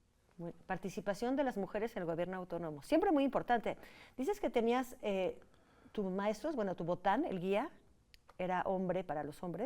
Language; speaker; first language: Spanish; native; Spanish